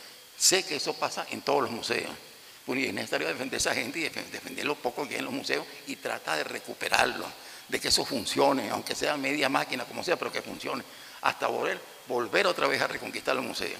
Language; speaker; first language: Spanish; native; Spanish